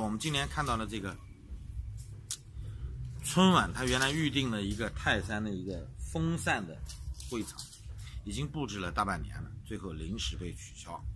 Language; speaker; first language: Chinese; native; Chinese